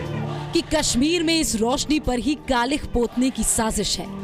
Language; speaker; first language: Hindi; native; Hindi